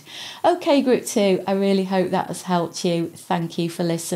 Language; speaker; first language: English; native; English